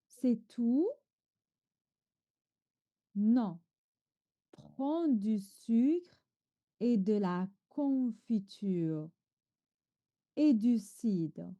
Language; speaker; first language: French; non-native, fluent; Chinese